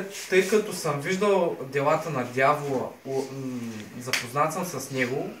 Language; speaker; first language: Bulgarian; native; Bulgarian